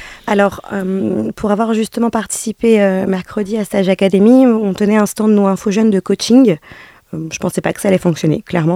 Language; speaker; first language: French; native; French